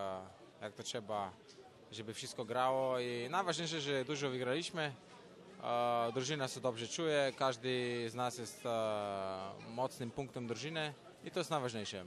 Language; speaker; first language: Polish; non-native, fluent; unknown